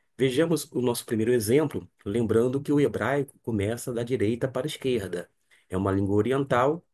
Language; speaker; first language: Portuguese; native; Portuguese